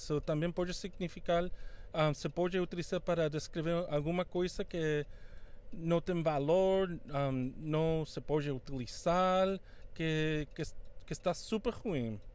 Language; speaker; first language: Portuguese; non-native, fluent; Spanish